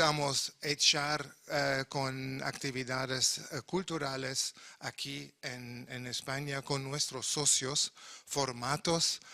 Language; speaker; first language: Spanish; non-native, fluent; German